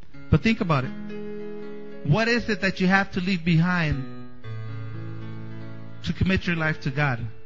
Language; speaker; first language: English; non-native, fluent; Spanish